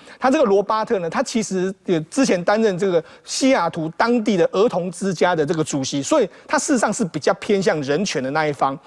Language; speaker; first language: Chinese; native; Chinese